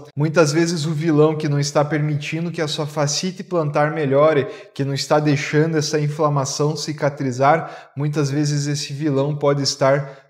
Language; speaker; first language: Portuguese; native; Portuguese